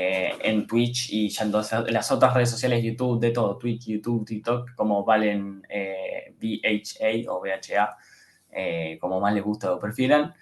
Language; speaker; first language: Spanish; native; Spanish